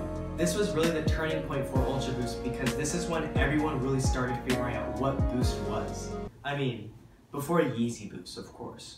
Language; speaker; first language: English; native; English